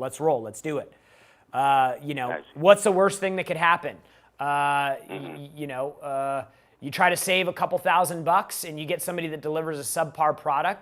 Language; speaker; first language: English; native; English